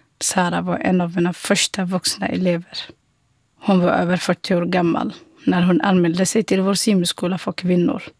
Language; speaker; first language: Swedish; non-native, fluent; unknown